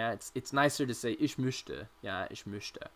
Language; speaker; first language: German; non-native, fluent; English